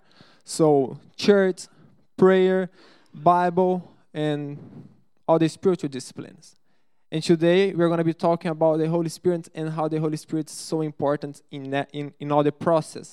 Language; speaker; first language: English; non-native, fluent; Portuguese